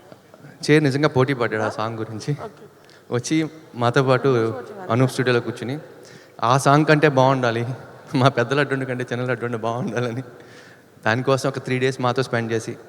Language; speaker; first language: Telugu; native; Telugu